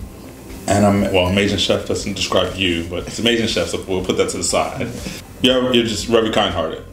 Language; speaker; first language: English; native; English